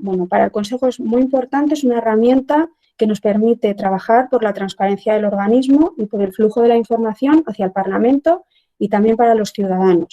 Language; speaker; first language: Spanish; native; Spanish